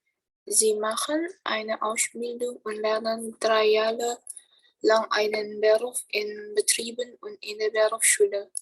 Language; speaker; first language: German; non-native, learner; Indonesian